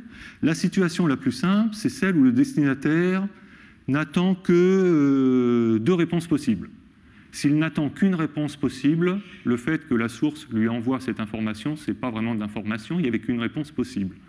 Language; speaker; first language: French; native; French